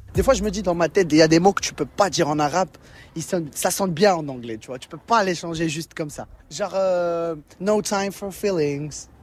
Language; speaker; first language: French; non-native, local second language; Arabic